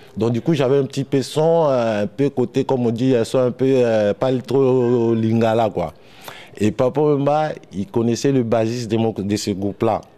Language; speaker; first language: French; non-native, local second language; Lingala